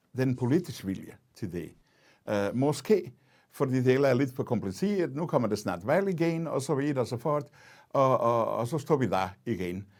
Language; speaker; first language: Danish; non-native, fluent; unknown